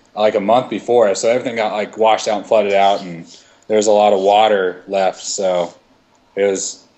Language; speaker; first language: English; native; English